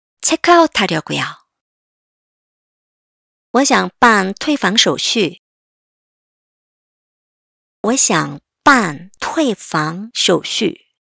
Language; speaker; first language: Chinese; non-native, fluent; Korean